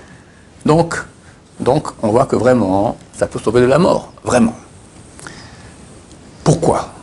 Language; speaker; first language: French; native; French